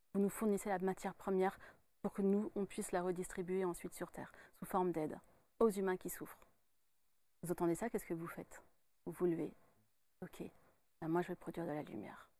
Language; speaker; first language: French; native; French